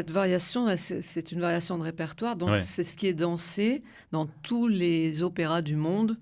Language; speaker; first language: French; native; French